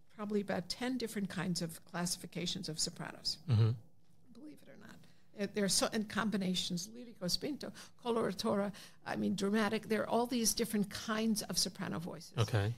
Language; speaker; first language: English; native; English